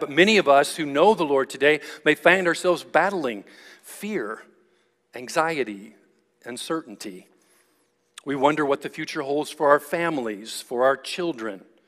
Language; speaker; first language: English; native; English